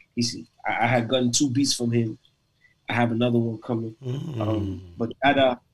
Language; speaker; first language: English; non-native, local second language; Igbo